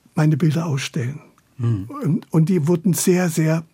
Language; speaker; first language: German; native; German